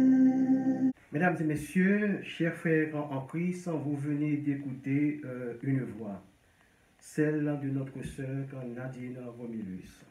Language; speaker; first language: French; non-native, local second language; Haitian Creole